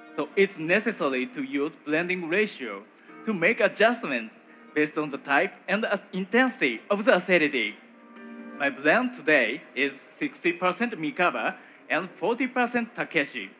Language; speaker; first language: English; non-native, learner; Japanese